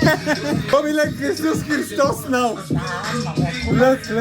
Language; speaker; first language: English; non-native, learner; Bulgarian